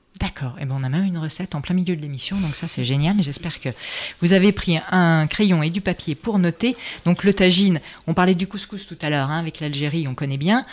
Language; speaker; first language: French; native; French